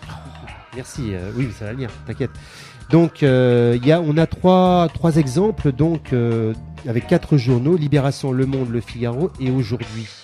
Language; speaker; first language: French; native; French